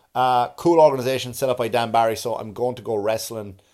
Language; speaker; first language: English; native; English